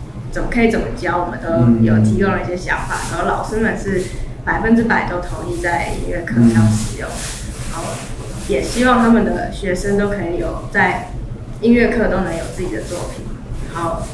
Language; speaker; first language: Chinese; native; Chinese